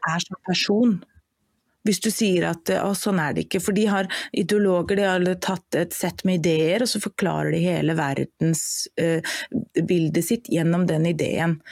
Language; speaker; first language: Norwegian; non-native, fluent; German